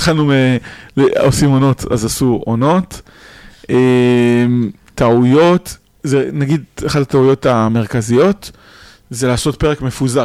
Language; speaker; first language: Hebrew; native; Hebrew